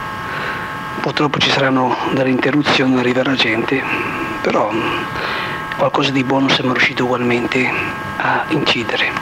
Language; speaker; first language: Italian; native; Italian